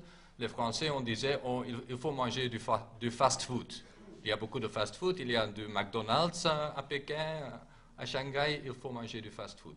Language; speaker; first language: French; non-native, local second language; Dutch